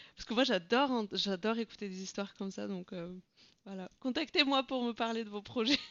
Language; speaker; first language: French; non-native, fluent; Bulgarian